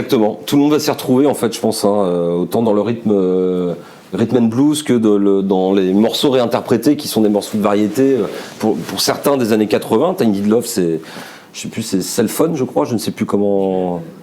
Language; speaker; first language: French; native; French